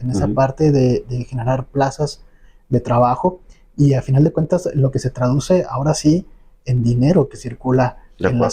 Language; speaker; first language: Spanish; native; Spanish